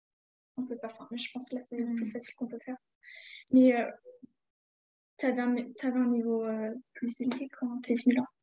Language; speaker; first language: French; native; French